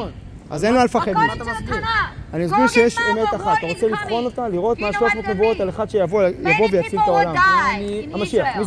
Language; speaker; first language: Hebrew; native; Hebrew